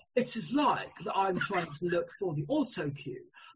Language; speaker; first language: English; native; English